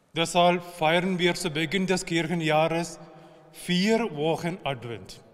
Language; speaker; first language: German; non-native, fluent; Malayalam